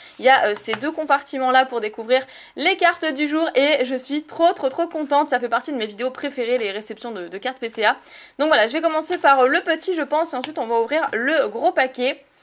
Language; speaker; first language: French; native; French